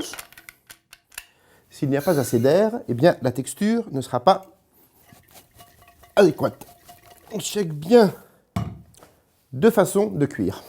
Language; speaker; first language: French; native; French